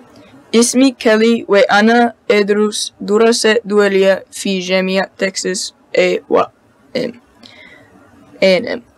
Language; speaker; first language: Arabic; non-native, learner; English